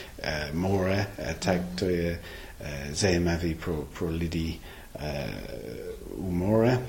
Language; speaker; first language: Czech; non-native, learner; English